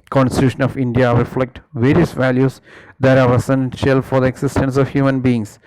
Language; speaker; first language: English; non-native, local second language; Malayalam